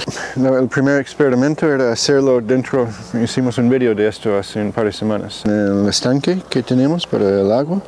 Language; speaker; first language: Spanish; non-native, fluent; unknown